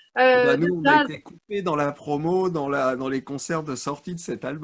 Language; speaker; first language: French; native; French